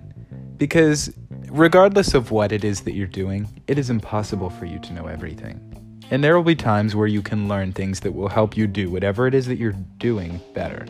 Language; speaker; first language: English; native; English